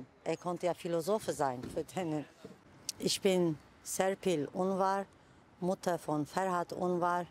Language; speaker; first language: German; non-native, fluent; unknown